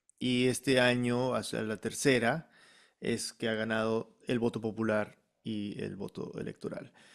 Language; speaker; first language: Spanish; early bilingual, heritage; Spanish